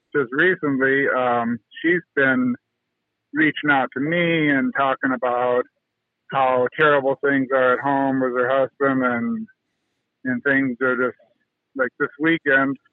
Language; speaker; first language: English; native; English